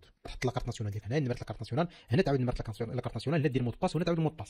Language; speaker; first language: Arabic; native; Arabic